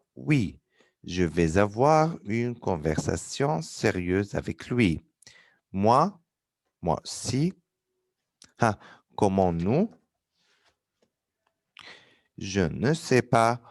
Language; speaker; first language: French; non-native, fluent; Arabic